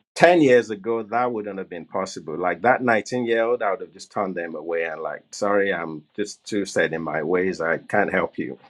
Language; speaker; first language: English; non-native, local second language; Yoruba